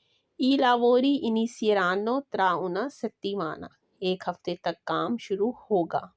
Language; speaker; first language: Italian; non-native, fluent; Urdu